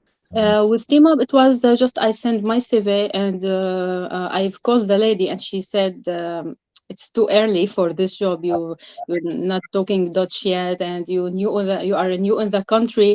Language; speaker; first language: English; non-native, learner; Arabic